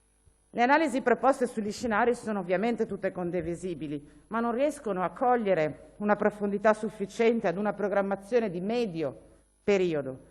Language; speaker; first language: Italian; native; Italian